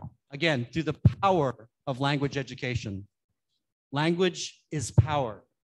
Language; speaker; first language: English; native; English